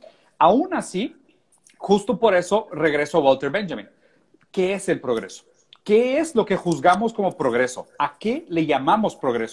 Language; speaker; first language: Spanish; native; Spanish